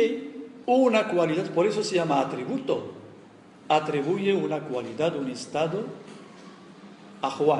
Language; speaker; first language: Spanish; non-native, fluent; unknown